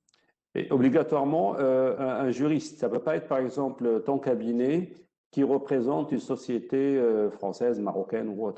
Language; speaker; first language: French; non-native, local second language; Arabic